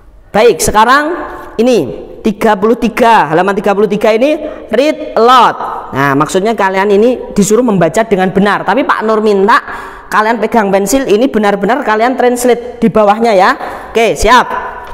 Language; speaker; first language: Indonesian; non-native, local second language; Javanese